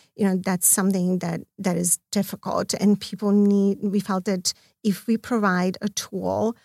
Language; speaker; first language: English; non-native, fluent; Serbian